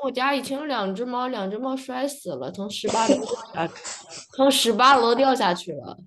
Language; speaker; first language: Chinese; early bilingual, other home language; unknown